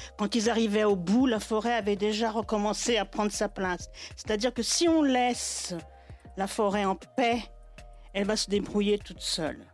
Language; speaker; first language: French; non-native, fluent; Portuguese